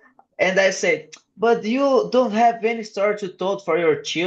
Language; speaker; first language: English; non-native, learner; Portuguese